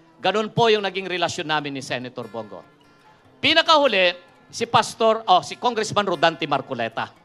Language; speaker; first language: Filipino; non-native, local second language; Iloko